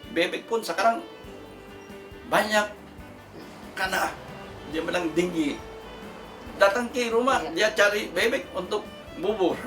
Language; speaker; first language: Indonesian; non-native, local second language; Tetum